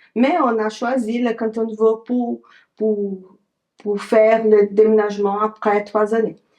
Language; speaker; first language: French; non-native, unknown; Portuguese